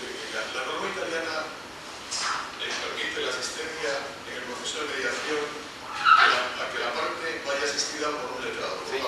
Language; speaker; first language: Spanish; native; Spanish